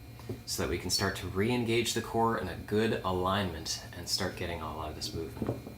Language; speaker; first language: English; native; English